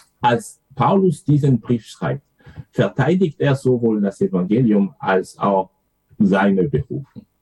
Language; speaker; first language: German; non-native, fluent; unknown